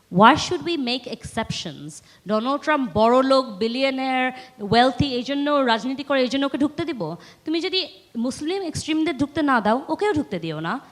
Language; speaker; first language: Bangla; early bilingual, heritage; Bangla